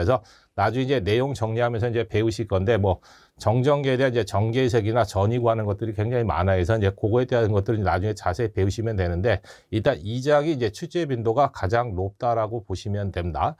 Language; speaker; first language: Korean; native; Korean